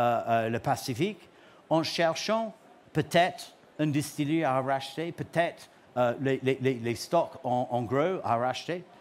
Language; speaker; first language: French; non-native, learner; English